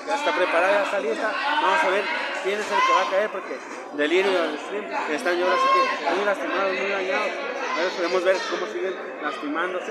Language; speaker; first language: Spanish; native; Spanish